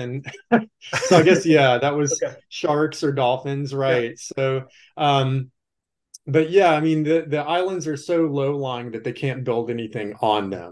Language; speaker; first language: English; native; English